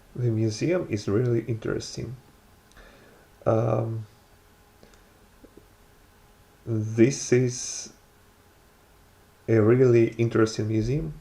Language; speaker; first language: English; non-native, learner; Russian